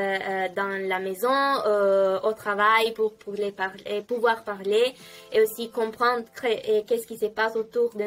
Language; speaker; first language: French; non-native, fluent; Italian